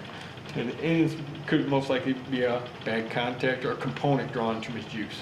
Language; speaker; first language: English; native; English